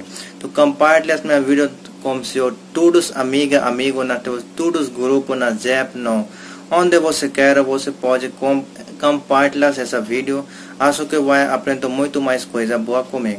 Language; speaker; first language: Portuguese; non-native, learner; Hindi